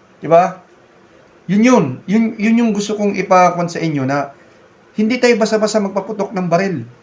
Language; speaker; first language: Filipino; non-native, local second language; Cebuano